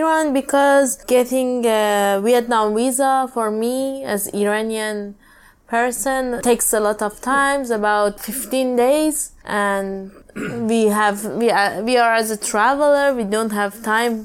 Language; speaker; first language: English; non-native, learner; Persian